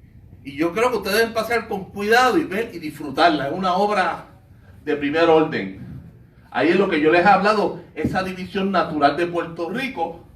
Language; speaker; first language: Spanish; native; Spanish